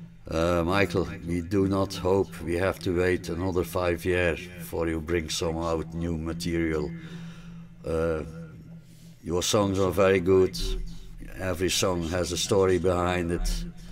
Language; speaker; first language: English; non-native, fluent; Dutch